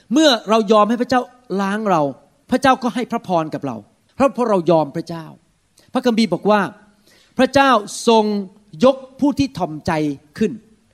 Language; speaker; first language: Thai; early bilingual, heritage; Thai